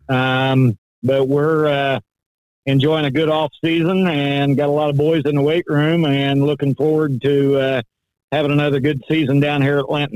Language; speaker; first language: English; native; English